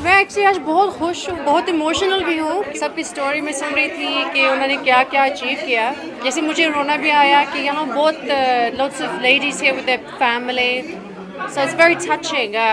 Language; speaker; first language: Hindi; early bilingual, heritage; English